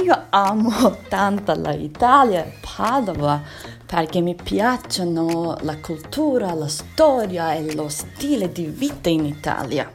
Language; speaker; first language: Italian; non-native, learner; Turkish